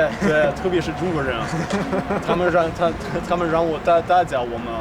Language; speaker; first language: Chinese; non-native, learner; Ukrainian